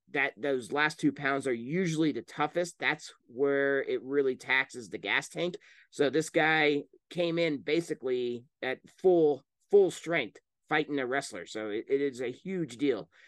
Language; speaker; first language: English; native; English